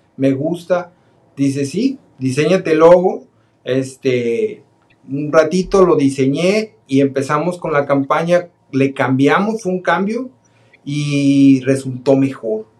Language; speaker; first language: Spanish; native; Spanish